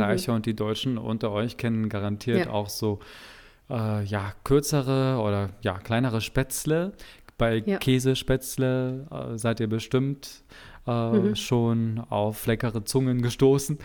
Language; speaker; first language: German; native; German